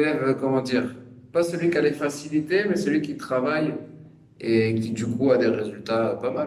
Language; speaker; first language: French; native; French